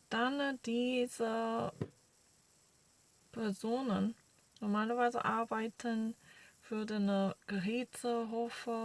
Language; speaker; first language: German; non-native, learner; Korean